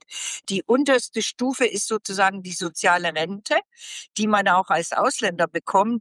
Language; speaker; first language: German; native; German